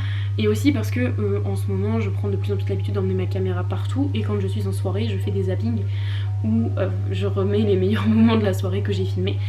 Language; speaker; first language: French; native; French